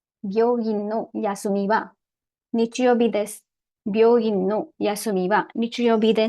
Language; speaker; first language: Japanese; non-native, learner; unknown